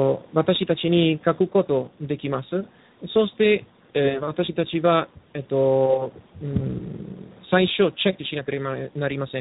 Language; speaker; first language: Japanese; non-native, learner; Italian